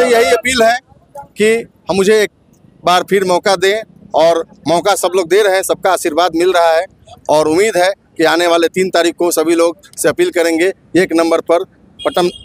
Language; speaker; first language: Hindi; native; Hindi